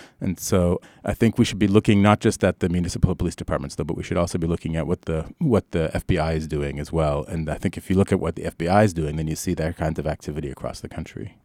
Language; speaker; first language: English; early bilingual, other home language; Arabic